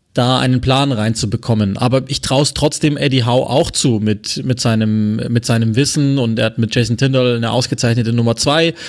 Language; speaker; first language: German; non-native, fluent; French